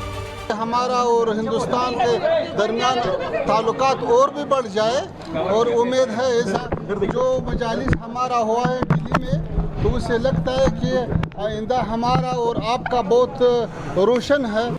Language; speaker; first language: Hindi; non-native, fluent; Pashto